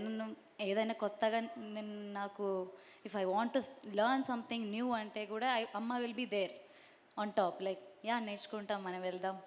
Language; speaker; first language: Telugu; non-native, local second language; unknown